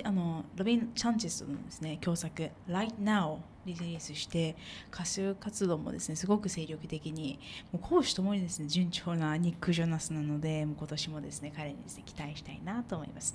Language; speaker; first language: Japanese; native; Japanese